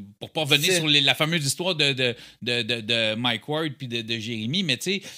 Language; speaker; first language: French; native; French